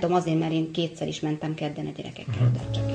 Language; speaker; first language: Hungarian; native; Hungarian